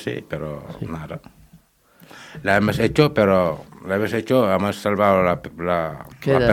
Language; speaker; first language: Spanish; non-native, learner; Wolof